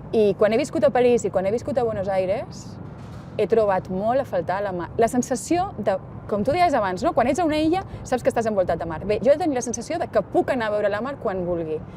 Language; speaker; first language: Catalan; native; Catalan